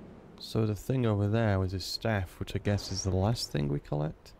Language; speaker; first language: English; native; English